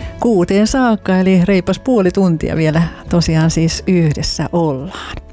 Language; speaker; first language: Finnish; native; Finnish